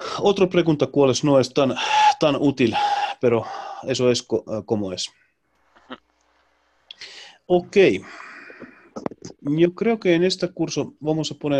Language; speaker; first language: Spanish; non-native, learner; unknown